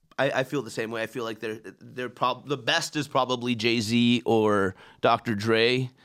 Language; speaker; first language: English; early bilingual, other home language; Persian